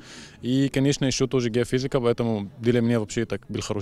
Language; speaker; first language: Russian; non-native, fluent; Arabic